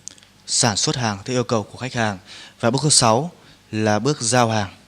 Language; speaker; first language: Vietnamese; native; Vietnamese